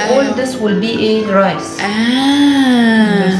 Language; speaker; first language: English; non-native, learner; Arabic